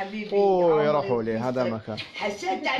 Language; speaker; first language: Arabic; native; Arabic